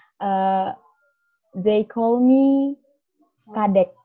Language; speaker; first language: English; non-native, learner; Indonesian